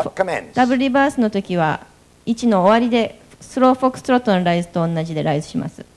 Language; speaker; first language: Japanese; native; Japanese